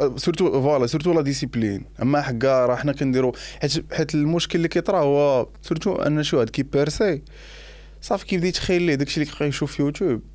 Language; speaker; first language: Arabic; native; Arabic